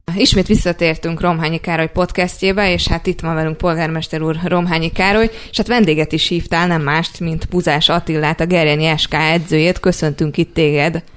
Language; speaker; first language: Hungarian; native; Hungarian